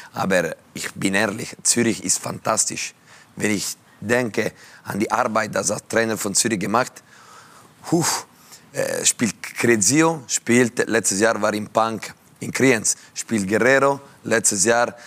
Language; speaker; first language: German; non-native, local second language; Italian